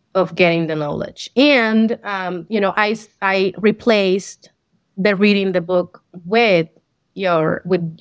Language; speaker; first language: English; non-native, fluent; Spanish